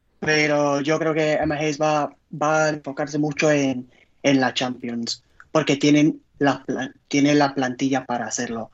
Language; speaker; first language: Spanish; non-native, fluent; English